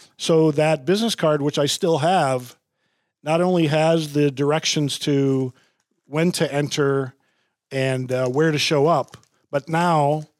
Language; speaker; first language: English; native; English